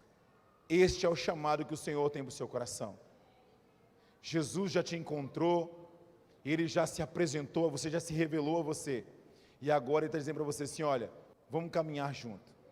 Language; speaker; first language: Portuguese; native; Portuguese